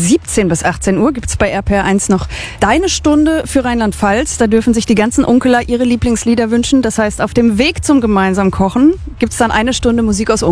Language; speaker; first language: German; native; German